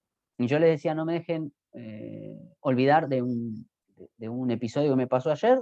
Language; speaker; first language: Spanish; native; Spanish